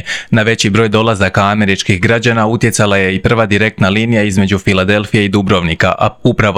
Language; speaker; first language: Croatian; native; Croatian